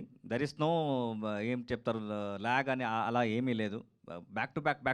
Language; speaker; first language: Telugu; non-native, learner; Kannada